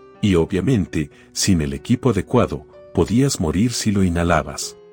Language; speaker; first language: Spanish; native; Spanish